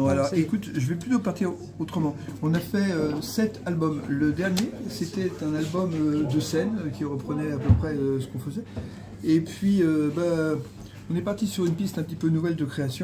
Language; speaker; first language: French; native; French